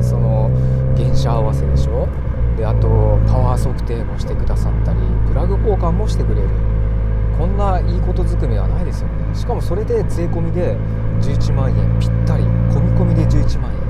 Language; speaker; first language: Japanese; native; Japanese